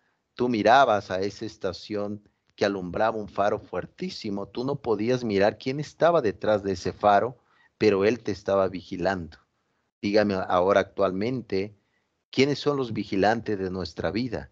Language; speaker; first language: Spanish; native; Spanish